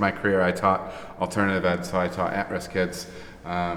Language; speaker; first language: English; native; English